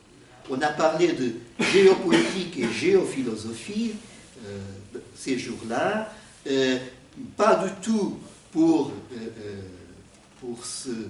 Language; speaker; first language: French; non-native, fluent; Portuguese